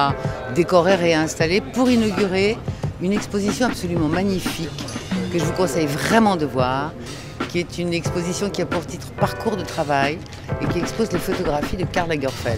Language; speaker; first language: French; native; French